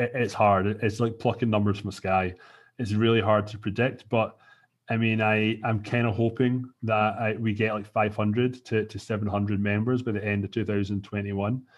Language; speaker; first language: English; native; English